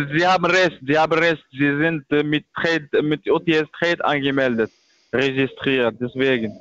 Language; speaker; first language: German; non-native, learner; Arabic